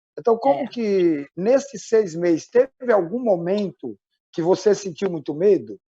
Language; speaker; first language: Portuguese; native; Portuguese